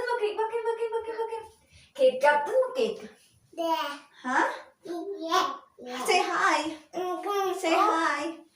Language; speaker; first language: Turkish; non-native, learner; Filipino